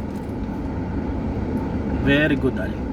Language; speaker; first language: English; non-native, local second language; Arabic